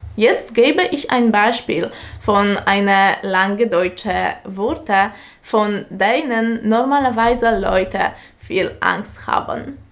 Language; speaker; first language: German; non-native, fluent; Polish